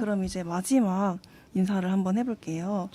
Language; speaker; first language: Korean; native; Korean